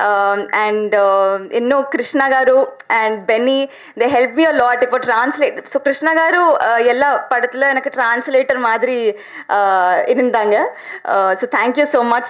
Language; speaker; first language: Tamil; non-native, learner; Telugu